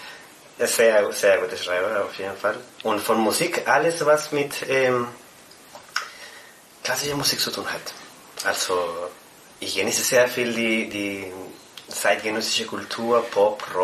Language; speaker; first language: German; non-native, fluent; Spanish